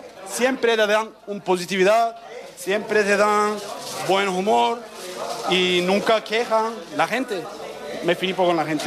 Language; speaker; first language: Spanish; non-native, learner; Turkish